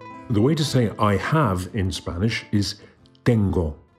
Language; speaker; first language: English; native; English